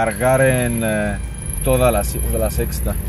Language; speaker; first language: Spanish; non-native, learner; English